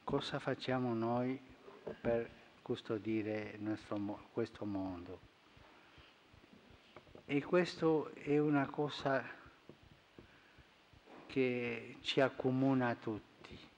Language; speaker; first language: Italian; non-native, fluent; Spanish